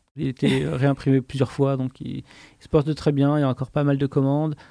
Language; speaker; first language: French; native; French